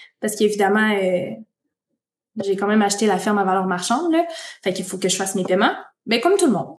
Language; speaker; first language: French; native; French